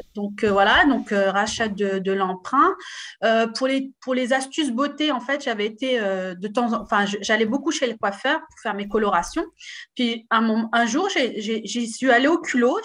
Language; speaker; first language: French; native; French